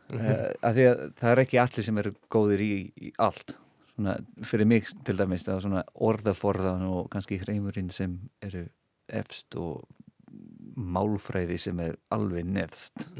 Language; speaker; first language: Icelandic; non-native, fluent; English